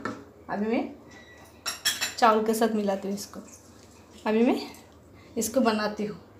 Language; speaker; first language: Hindi; non-native, local second language; Bangla